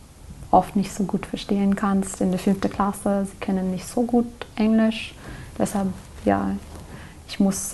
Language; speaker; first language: German; non-native, learner; English